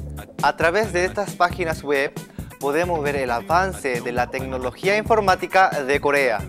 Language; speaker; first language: Spanish; non-native, fluent; Korean